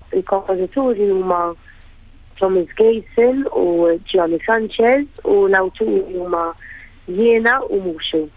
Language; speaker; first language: Maltese; native; Maltese